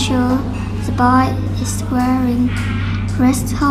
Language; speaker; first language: English; non-native, learner; Vietnamese